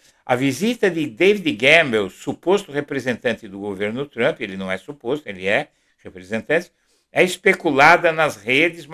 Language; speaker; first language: Portuguese; native; Portuguese